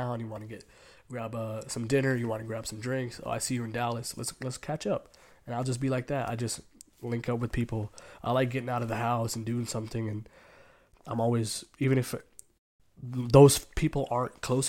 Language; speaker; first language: English; native; English